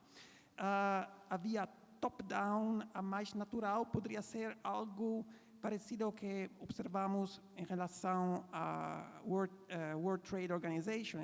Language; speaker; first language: Portuguese; non-native, fluent; Italian